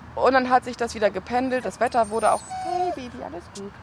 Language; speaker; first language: German; native; German